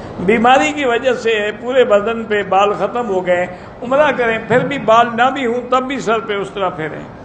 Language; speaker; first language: Urdu; native; Urdu